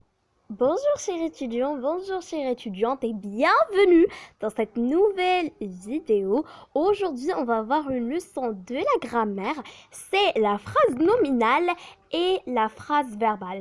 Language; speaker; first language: French; non-native, local second language; Arabic